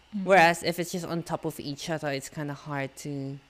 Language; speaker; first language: English; non-native, local second language; Filipino